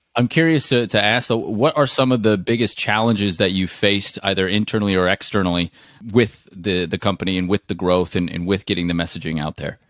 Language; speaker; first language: English; native; English